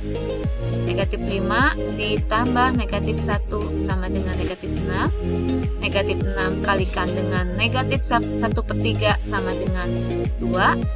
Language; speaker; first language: Indonesian; native; Indonesian